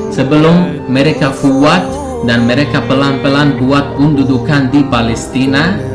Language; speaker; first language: Indonesian; non-native, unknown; Arabic